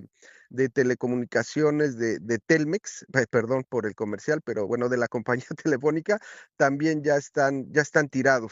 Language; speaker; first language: Spanish; native; Spanish